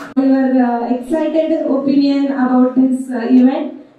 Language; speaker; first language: English; non-native, local second language; Marathi